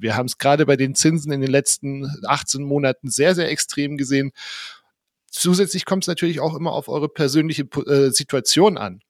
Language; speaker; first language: German; native; German